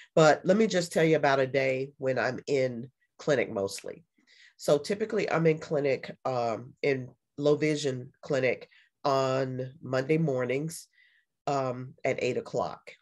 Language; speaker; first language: English; native; English